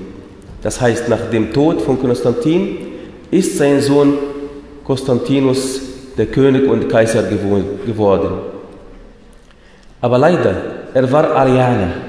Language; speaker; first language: German; non-native, fluent; Arabic